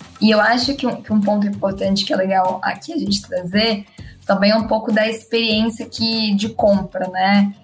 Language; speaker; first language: Portuguese; native; Portuguese